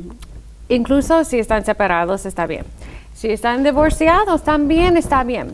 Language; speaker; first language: Spanish; non-native, fluent; English